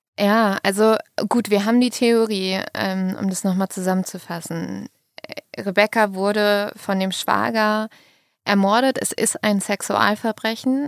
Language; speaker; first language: German; native; German